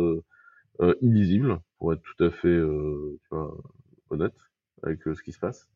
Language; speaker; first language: French; native; French